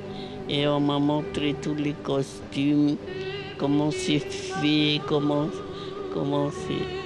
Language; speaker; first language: French; non-native, local second language; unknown